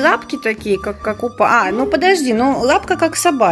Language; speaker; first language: Russian; native; Russian